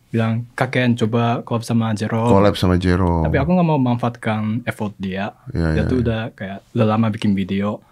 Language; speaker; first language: Indonesian; non-native, fluent; Japanese